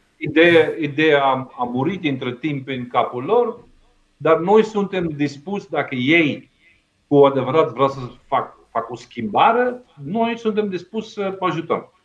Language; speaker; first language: Romanian; non-native, fluent; Dutch